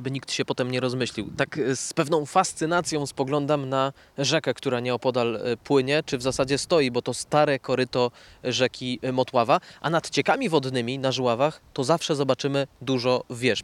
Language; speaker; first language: Polish; native; Polish